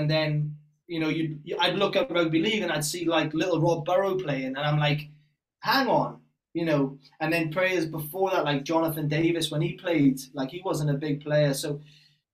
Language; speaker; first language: English; native; English